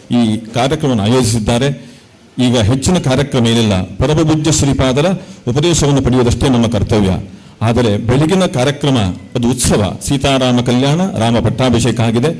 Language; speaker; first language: Kannada; native; Kannada